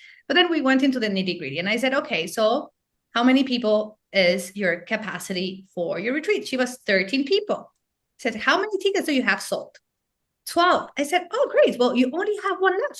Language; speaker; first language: English; non-native, fluent; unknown